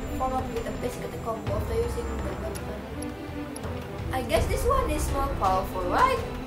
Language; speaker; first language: English; non-native, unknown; Indonesian